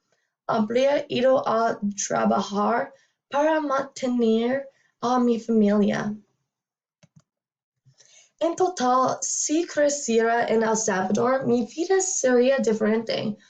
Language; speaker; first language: Spanish; non-native, learner; English